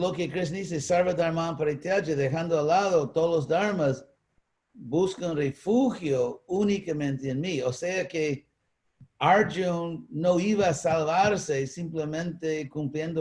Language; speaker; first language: Spanish; non-native, fluent; English